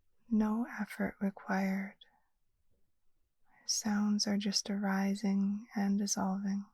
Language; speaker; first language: English; native; English